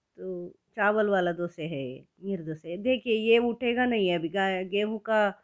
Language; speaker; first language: Hindi; non-native, local second language; Kannada